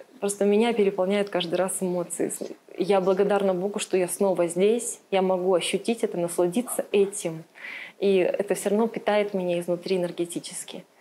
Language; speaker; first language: Russian; native; Russian